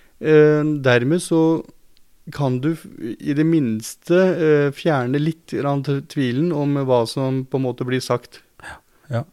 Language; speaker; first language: Norwegian; early bilingual, other home language; Punjabi